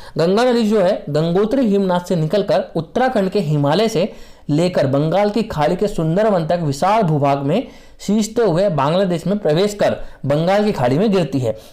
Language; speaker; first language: Hindi; native; Hindi